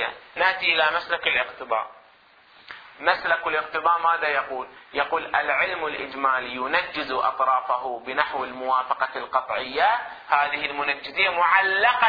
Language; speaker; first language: Arabic; native; Arabic